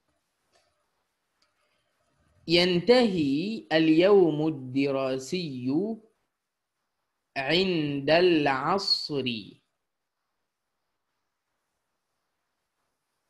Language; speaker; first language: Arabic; non-native, fluent; Indonesian